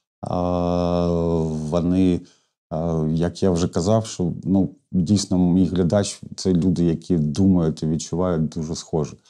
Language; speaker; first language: Ukrainian; non-native, local second language; Russian